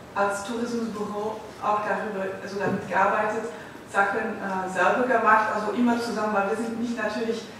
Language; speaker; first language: German; non-native, fluent; Dutch